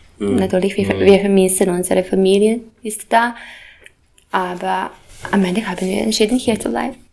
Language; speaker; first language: German; non-native, fluent; Serbian